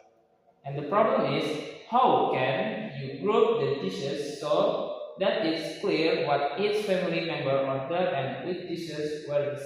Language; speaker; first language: English; non-native, learner; Indonesian